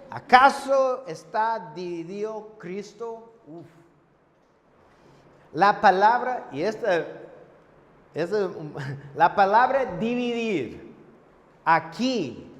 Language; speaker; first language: Spanish; non-native, fluent; English